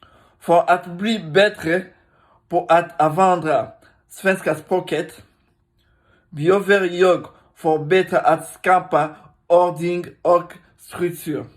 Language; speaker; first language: Swedish; non-native, learner; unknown